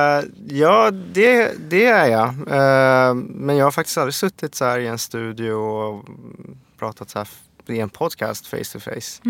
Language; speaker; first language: Swedish; early bilingual, other home language; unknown